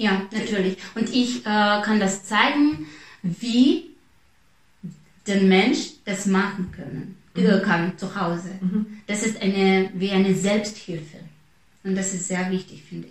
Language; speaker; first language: German; non-native, fluent; Russian